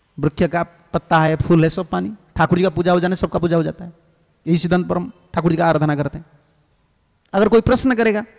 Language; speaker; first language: Hindi; non-native, local second language; Odia